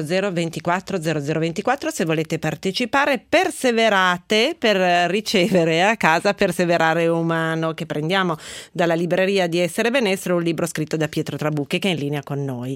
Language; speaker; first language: Italian; native; Italian